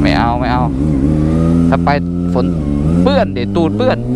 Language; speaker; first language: Thai; native; Thai